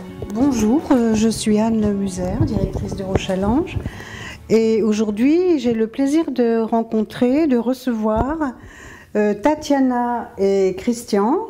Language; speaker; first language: French; native; French